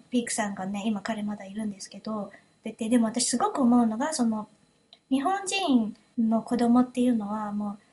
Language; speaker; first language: Japanese; early bilingual, heritage; Japanese